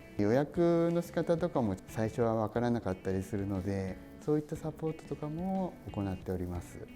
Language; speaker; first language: Japanese; native; Japanese